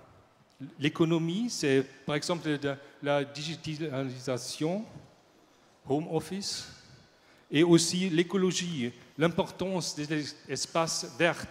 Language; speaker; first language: French; non-native, learner; German